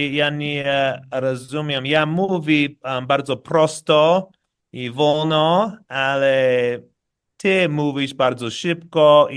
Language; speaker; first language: Polish; non-native, learner; English